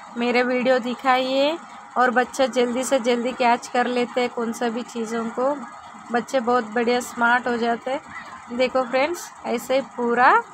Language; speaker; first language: Hindi; non-native, local second language; Telugu